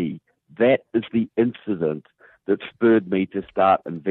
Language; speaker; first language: English; native; English